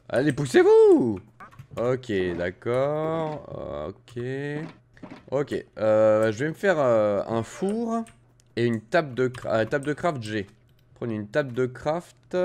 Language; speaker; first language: French; native; French